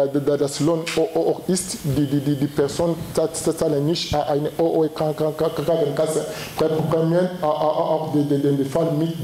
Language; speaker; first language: German; non-native, learner; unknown